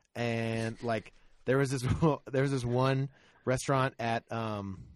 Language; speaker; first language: English; native; English